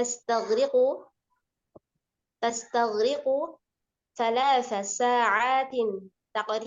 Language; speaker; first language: Arabic; non-native, learner; Indonesian